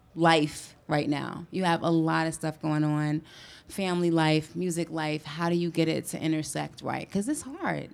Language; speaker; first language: English; native; English